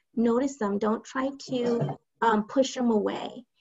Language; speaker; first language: English; native; English